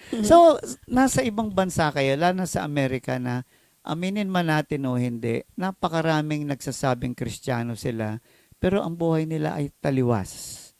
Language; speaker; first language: Filipino; native; Filipino